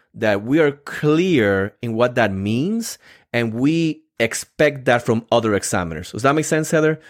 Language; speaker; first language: English; non-native, fluent; Spanish